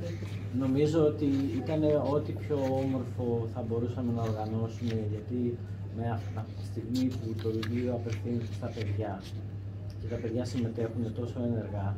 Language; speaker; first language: Greek; native; Greek